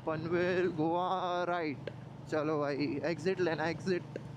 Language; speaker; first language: Hindi; non-native, local second language; Marathi